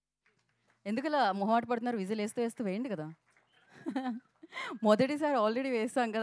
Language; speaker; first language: Telugu; native; Telugu